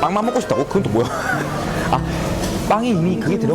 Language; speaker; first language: Korean; native; Korean